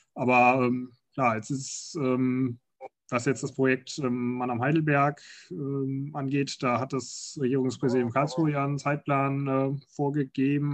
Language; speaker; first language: German; native; German